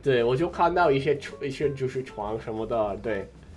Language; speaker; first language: Chinese; non-native, fluent; English